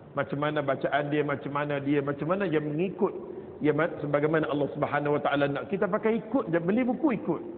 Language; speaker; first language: Malay; native; Malay